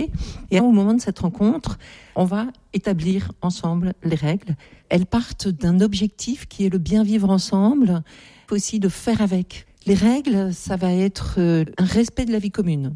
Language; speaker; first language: French; native; French